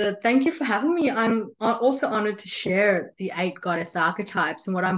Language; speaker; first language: English; non-native, local second language; Hindi